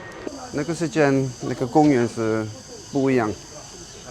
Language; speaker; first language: Chinese; non-native, learner; Dutch